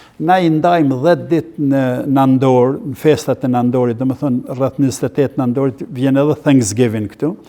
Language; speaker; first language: Albanian; native; Albanian